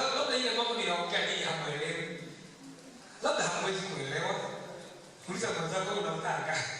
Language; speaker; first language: Swahili; non-native, local second language; Kikuyu